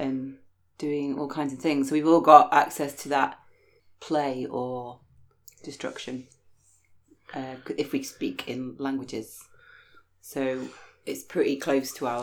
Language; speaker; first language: English; native; English